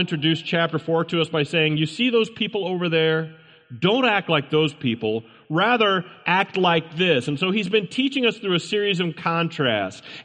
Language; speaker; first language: English; native; English